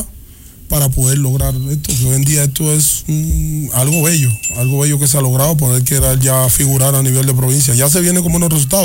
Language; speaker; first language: Spanish; native; Spanish